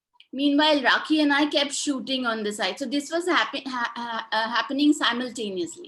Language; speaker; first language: English; non-native, local second language; Hindi